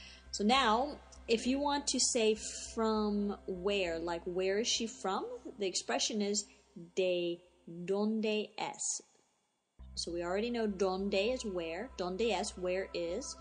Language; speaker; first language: English; native; English